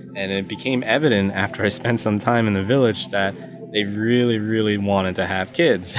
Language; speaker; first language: English; native; English